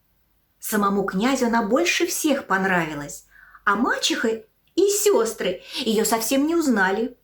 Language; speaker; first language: Russian; native; Russian